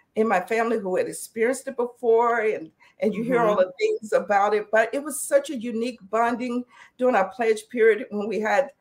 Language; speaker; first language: English; native; English